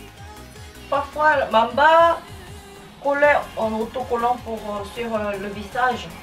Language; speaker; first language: French; non-native, learner; Japanese